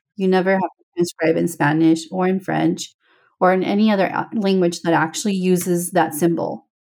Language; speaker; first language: English; non-native, fluent; Spanish